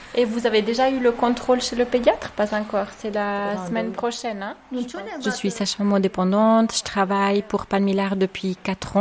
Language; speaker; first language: French; native; French